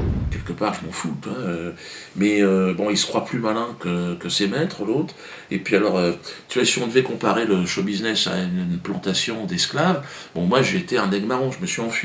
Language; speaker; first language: French; native; French